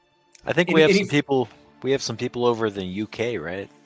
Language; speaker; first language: English; native; English